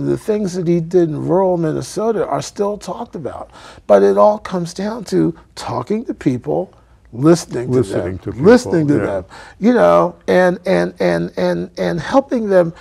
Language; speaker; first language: English; native; English